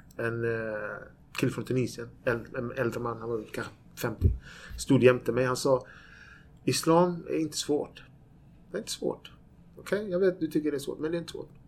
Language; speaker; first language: Swedish; native; Swedish